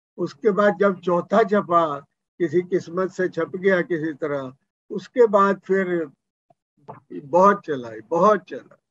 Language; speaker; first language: Hindi; non-native, local second language; Punjabi